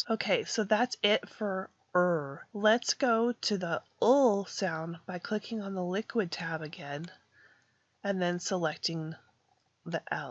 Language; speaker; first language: English; native; English